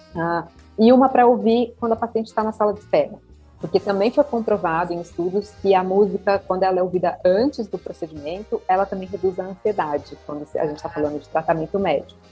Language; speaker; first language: Portuguese; native; Portuguese